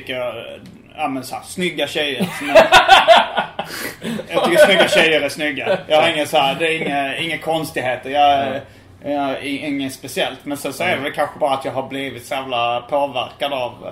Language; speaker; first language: Swedish; native; Swedish